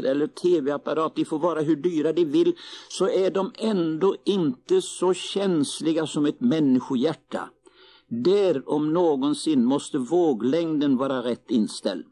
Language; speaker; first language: Swedish; native; Swedish